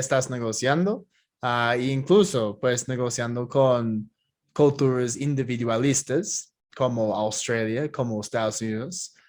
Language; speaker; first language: Spanish; non-native, fluent; English